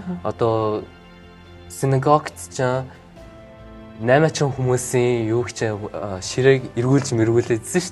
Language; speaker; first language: Mongolian; early bilingual, heritage; Mongolian